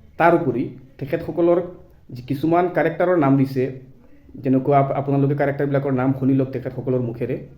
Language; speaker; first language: Assamese; non-native, local second language; Bangla